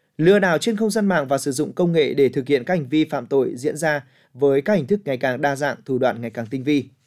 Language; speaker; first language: Vietnamese; native; Vietnamese